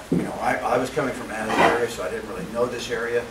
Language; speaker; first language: English; native; English